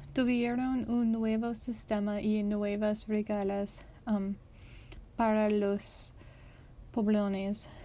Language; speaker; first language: Spanish; non-native, learner; English